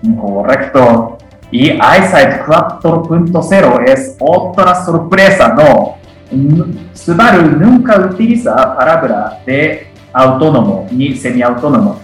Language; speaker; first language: Spanish; non-native, fluent; Japanese